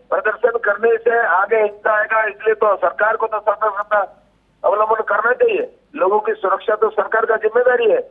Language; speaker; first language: Hindi; native; Hindi